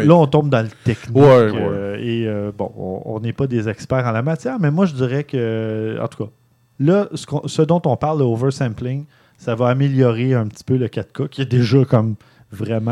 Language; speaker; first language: French; native; French